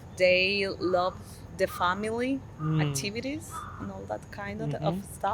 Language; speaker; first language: English; non-native, fluent; Spanish